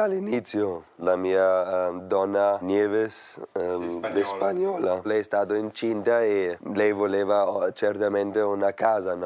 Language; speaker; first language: Italian; non-native, fluent; German